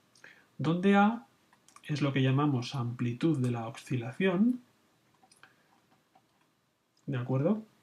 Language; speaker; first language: Spanish; native; Spanish